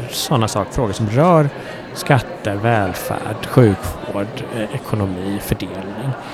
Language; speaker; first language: Swedish; early bilingual, other home language; Persian